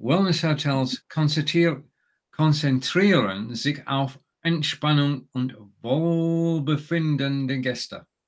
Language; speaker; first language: German; non-native, learner; English